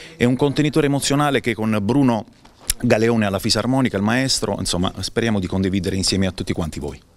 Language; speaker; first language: Italian; native; Italian